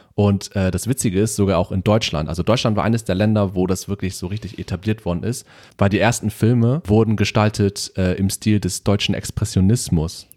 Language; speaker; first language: German; early bilingual, other home language; Vietnamese